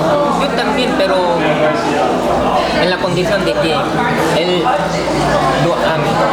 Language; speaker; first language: Spanish; non-native, fluent; Korean